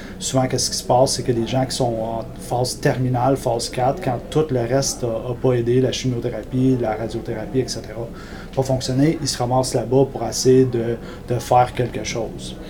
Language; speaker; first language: French; non-native, local second language; English